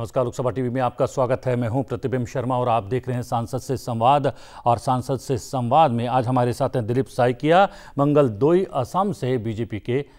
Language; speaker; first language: Hindi; native; Hindi